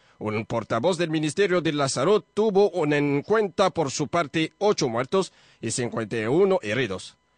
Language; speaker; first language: Spanish; non-native, fluent; French